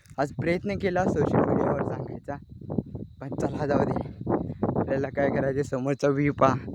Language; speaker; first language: Marathi; non-native, local second language; Gondi